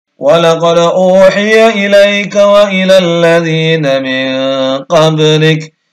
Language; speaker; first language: Arabic; non-native, learner; Indonesian